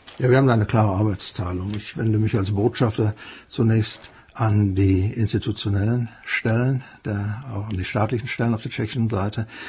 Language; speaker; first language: German; native; German